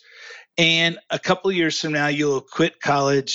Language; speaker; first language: English; native; English